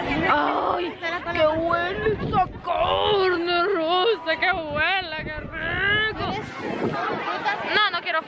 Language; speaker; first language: Spanish; native; Spanish